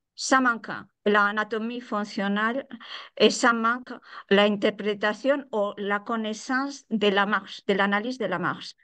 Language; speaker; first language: French; non-native, fluent; Spanish